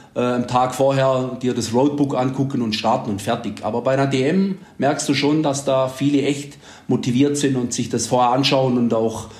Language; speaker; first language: German; native; German